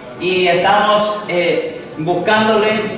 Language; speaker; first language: Spanish; native; Spanish